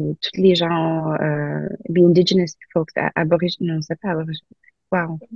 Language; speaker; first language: French; non-native, local second language; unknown